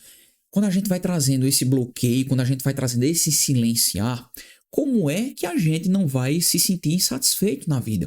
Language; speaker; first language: Portuguese; native; Portuguese